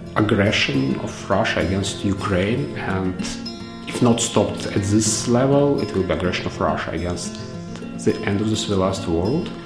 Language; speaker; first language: English; non-native, fluent; Belarusian